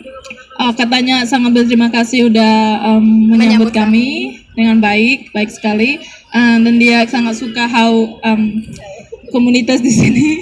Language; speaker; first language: Indonesian; non-native, learner; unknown